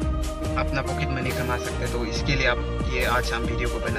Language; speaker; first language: Hindi; non-native, local second language; Adi